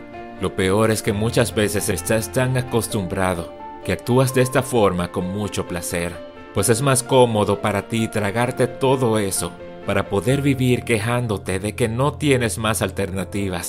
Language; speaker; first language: Spanish; native; Spanish